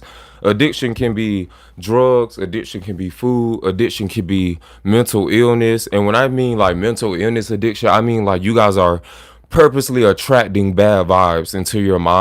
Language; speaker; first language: English; native; English